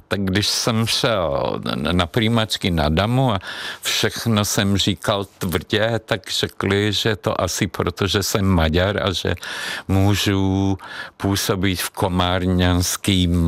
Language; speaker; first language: Czech; non-native, fluent; Hungarian